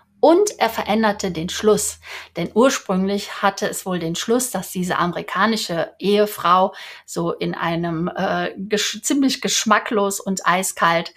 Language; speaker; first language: German; native; German